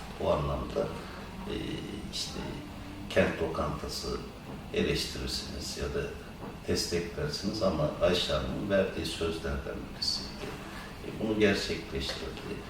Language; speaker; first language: Turkish; native; Turkish